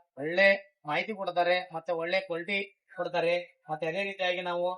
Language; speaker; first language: Kannada; native; Kannada